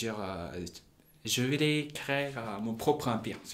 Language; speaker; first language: French; non-native, fluent; Punjabi